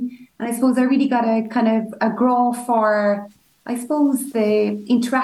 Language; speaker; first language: English; native; English